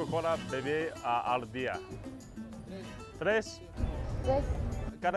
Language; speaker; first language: Spanish; non-native, learner; English